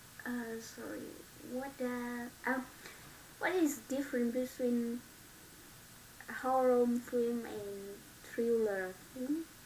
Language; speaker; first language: English; non-native, learner; Vietnamese